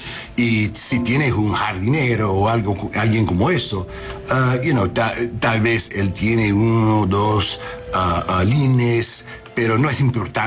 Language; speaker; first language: Spanish; non-native, learner; English